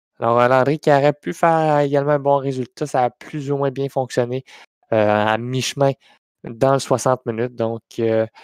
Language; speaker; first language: French; native; French